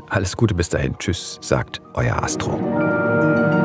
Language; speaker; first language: German; native; German